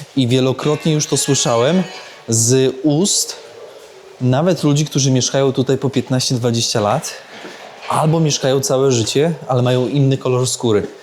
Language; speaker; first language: Polish; native; Polish